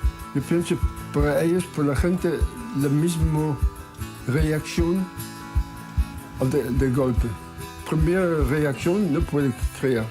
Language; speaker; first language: Spanish; non-native, learner; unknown